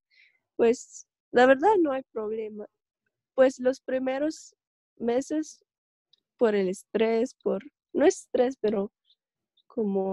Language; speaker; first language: Spanish; non-native, learner; Russian